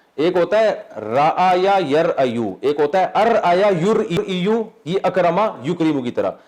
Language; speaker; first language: Urdu; native; Urdu